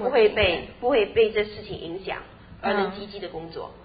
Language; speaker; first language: Chinese; native; Chinese